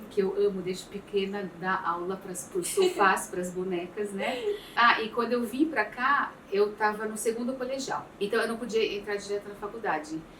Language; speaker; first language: Portuguese; early bilingual, other home language; Arabic